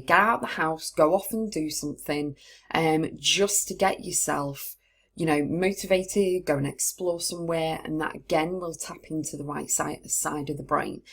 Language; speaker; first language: English; native; English